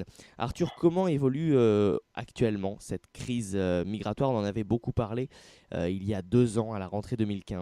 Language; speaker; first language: French; native; French